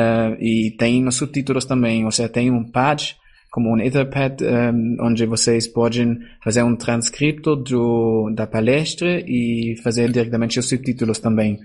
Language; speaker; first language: Portuguese; non-native, fluent; German